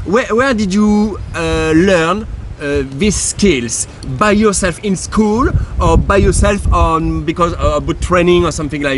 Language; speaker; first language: English; non-native, learner; French